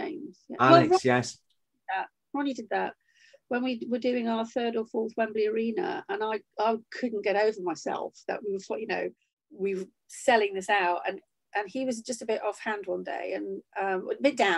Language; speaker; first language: English; native; English